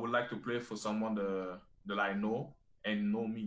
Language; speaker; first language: English; non-native, fluent; French